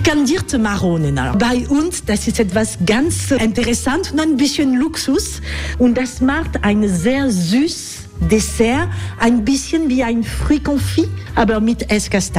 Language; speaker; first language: German; non-native, learner; French